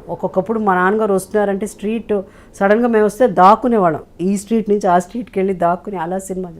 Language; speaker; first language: Telugu; native; Telugu